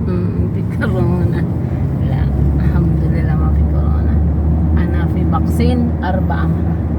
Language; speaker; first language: Arabic; non-native, learner; Filipino